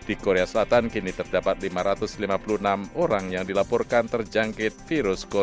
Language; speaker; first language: Indonesian; native; Indonesian